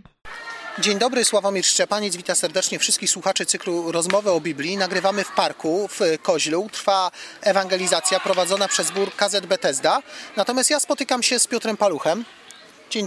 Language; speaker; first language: Polish; native; Polish